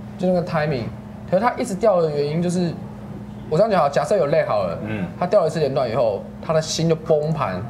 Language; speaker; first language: Chinese; native; Chinese